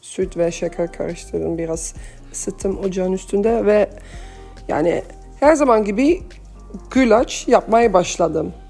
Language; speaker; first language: Turkish; early bilingual, heritage; Turkish